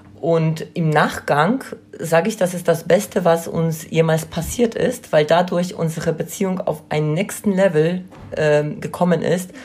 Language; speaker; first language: German; non-native, fluent; Polish